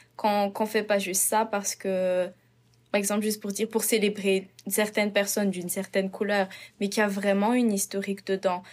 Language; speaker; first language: French; non-native, local second language; Malagasy